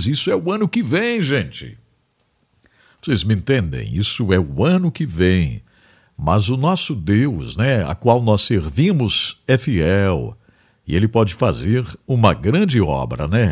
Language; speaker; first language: Portuguese; native; Portuguese